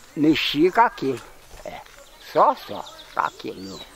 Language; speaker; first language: Portuguese; native; Portuguese